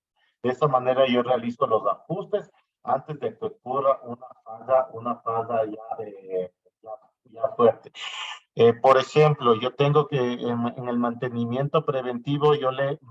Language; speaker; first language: Spanish; native; Spanish